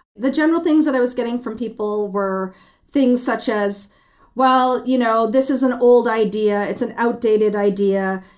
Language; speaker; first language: English; early bilingual, other home language; French